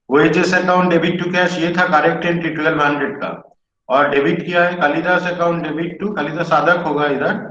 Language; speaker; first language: Hindi; non-native, local second language; Bangla